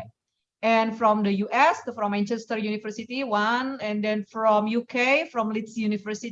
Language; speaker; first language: English; non-native, fluent; Indonesian